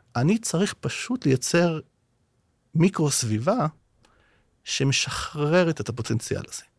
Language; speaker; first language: Hebrew; non-native, local second language; Arabic